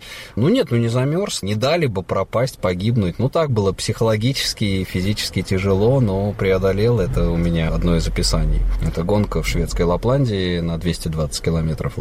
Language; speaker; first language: Russian; native; Russian